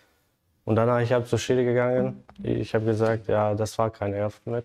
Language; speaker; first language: German; native; German